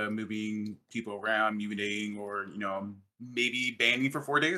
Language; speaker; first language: English; native; English